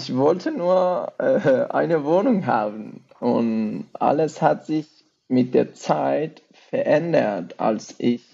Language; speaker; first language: German; non-native, fluent; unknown